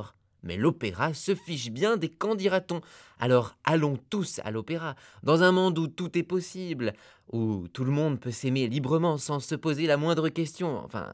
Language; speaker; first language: French; native; French